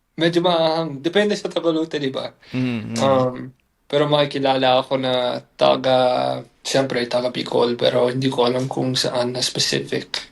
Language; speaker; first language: Filipino; non-native, fluent; English